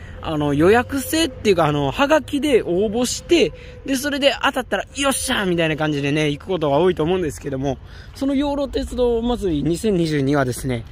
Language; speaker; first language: Japanese; native; Japanese